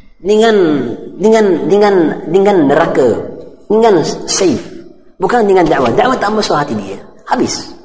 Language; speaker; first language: Malay; non-native, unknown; Arabic